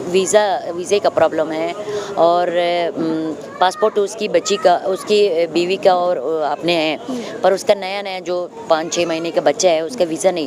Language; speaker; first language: Hindi; non-native, fluent; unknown